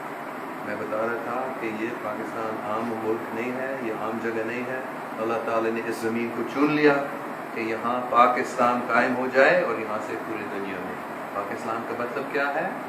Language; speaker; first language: Hindi; non-native, local second language; English